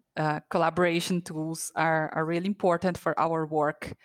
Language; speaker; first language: English; non-native, fluent; Portuguese